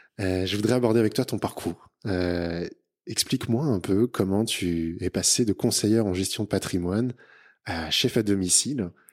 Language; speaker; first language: French; native; French